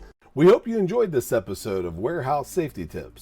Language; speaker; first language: English; native; English